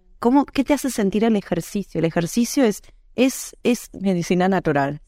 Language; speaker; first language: Spanish; native; Spanish